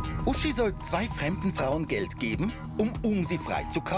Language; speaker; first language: German; native; German